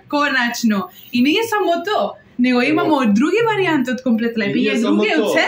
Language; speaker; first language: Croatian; non-native, learner; Spanish